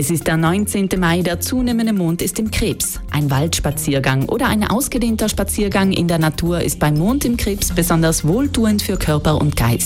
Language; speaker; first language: German; native; German